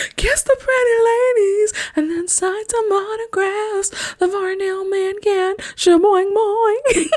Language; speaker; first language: English; native; English